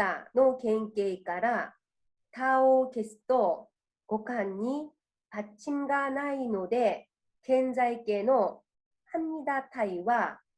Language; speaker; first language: Japanese; non-native, fluent; Korean